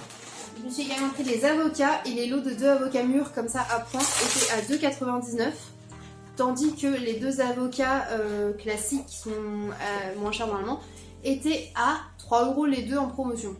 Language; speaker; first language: French; native; French